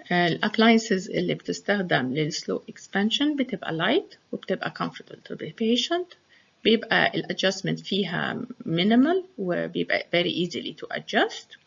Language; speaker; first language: Arabic; native; Arabic